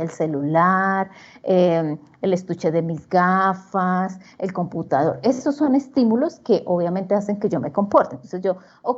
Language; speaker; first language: Spanish; native; Spanish